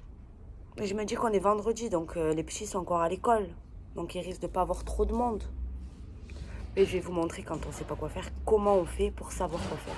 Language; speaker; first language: French; native; French